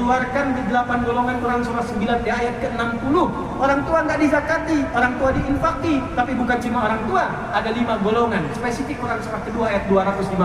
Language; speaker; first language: Indonesian; native; Indonesian